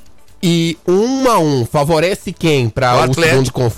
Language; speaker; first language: Portuguese; native; Portuguese